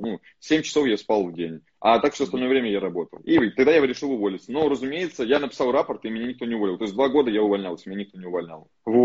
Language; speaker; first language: Russian; native; Russian